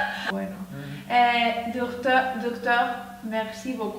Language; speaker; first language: French; non-native, learner; Spanish